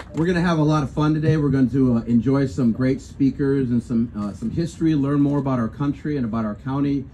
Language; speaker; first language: English; native; English